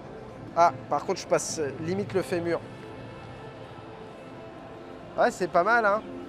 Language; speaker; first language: French; native; French